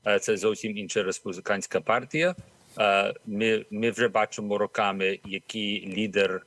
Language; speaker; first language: Ukrainian; early bilingual, heritage; Ukrainian